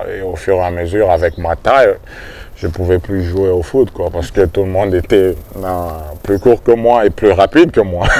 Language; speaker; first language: French; non-native, local second language; Swahili